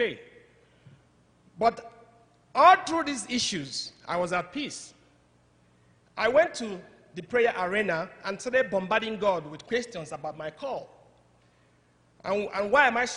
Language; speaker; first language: English; non-native, local second language; Igbo